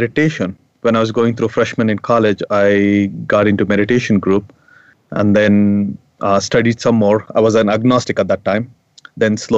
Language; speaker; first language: English; non-native, local second language; Kannada